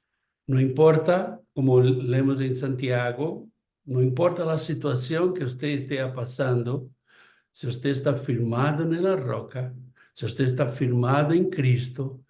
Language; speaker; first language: Spanish; non-native, fluent; Portuguese